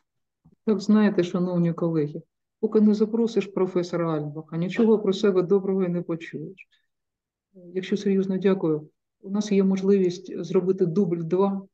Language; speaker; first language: Ukrainian; native; Ukrainian